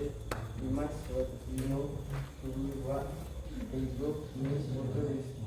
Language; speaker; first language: Japanese; non-native, learner; Indonesian